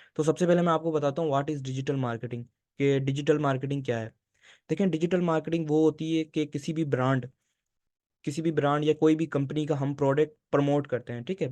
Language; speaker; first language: Urdu; native; Urdu